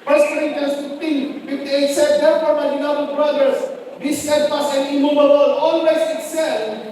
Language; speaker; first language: English; non-native, local second language; Filipino